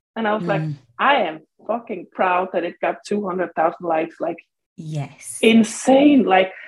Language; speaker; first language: English; non-native, fluent; Danish